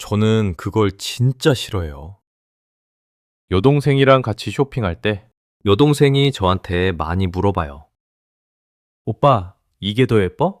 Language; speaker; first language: Korean; early bilingual, heritage; English